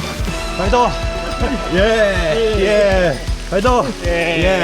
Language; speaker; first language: Chinese; native; Chinese